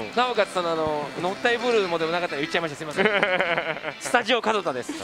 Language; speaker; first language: Japanese; native; Japanese